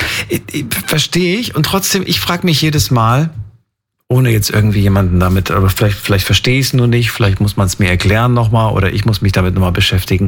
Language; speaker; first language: German; native; German